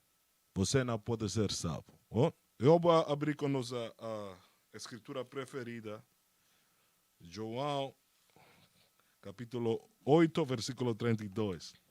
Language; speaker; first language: Portuguese; non-native, fluent; Spanish